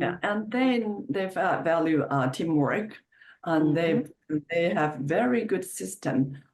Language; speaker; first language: English; non-native, fluent; Chinese